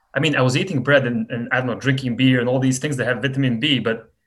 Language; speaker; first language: English; non-native, fluent; Serbian